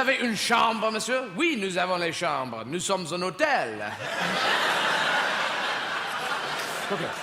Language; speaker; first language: French; non-native, fluent; English